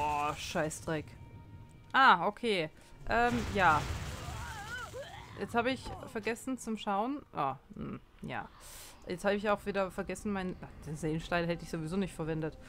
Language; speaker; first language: German; native; German